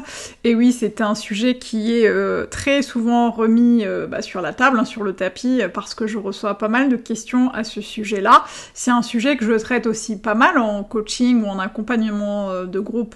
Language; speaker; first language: French; native; French